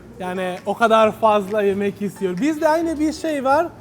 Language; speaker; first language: Turkish; non-native, learner; Italian